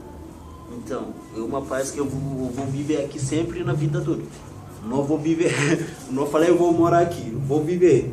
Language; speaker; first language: Portuguese; non-native, learner; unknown